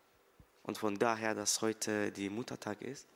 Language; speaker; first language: German; early bilingual, other home language; Persian